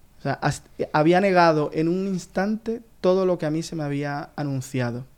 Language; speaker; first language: Spanish; native; Spanish